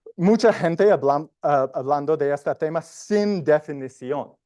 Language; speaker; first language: Spanish; non-native, learner; English